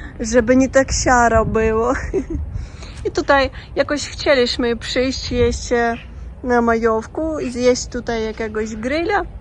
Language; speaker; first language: Polish; non-native, learner; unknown